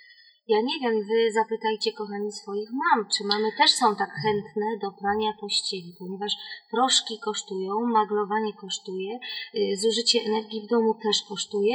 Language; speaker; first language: Polish; native; Polish